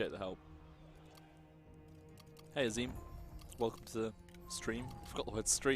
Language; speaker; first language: English; native; English